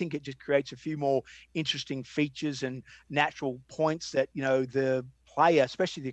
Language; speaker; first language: English; native; English